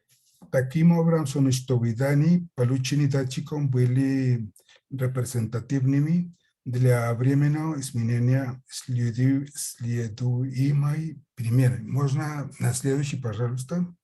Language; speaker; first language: Russian; non-native, fluent; Spanish